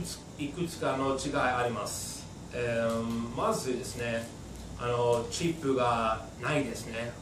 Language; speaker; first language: Japanese; non-native, fluent; English